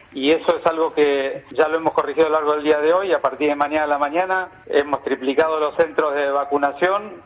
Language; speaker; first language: Spanish; native; Spanish